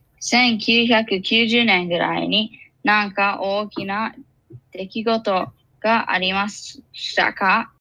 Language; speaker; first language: Japanese; non-native, learner; English